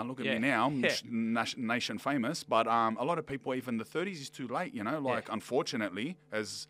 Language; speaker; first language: English; native; English